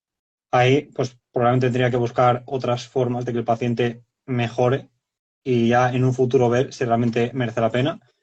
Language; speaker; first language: Spanish; native; Spanish